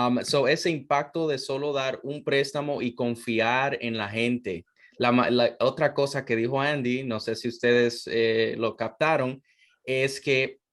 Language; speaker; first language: Spanish; non-native, fluent; English